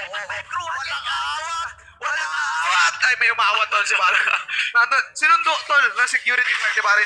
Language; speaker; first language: Filipino; native; Filipino